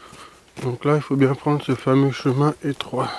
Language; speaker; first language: French; native; French